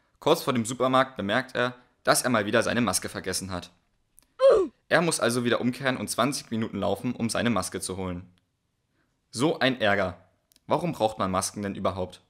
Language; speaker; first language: German; native; German